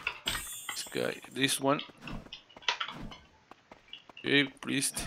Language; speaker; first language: English; non-native, learner; Turkish